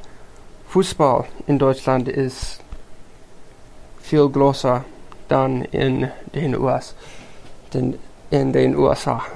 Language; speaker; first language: German; non-native, learner; English